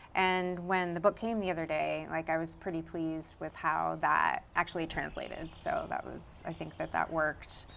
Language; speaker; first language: English; native; English